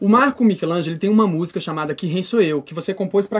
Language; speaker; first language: Portuguese; native; Portuguese